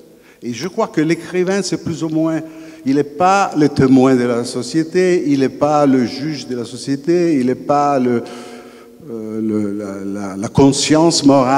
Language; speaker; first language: French; non-native, fluent; Italian